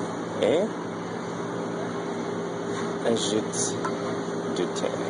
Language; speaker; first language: French; non-native, learner; English